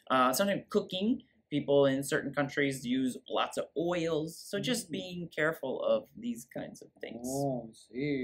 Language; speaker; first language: English; native; English